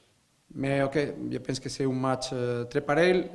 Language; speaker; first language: French; non-native, learner; Spanish